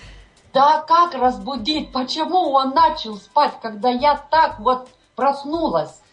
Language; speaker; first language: Russian; non-native, fluent; Lithuanian